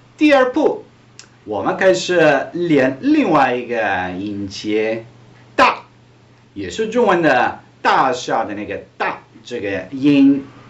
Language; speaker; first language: Chinese; non-native, fluent; Italian